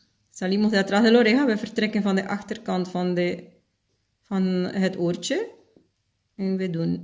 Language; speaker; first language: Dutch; non-native, fluent; Spanish